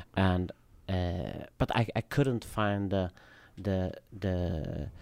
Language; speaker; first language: English; non-native, fluent; Swedish